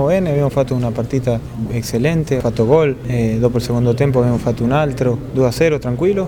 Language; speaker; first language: Italian; non-native, fluent; Spanish